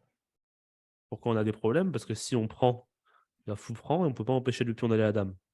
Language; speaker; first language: French; native; French